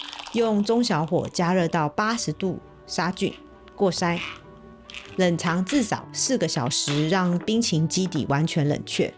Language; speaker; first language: Chinese; native; Chinese